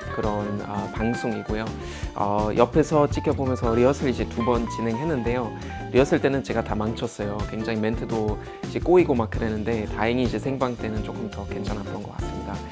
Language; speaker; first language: Korean; non-native, fluent; German